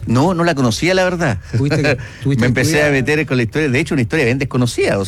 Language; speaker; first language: Spanish; native; Spanish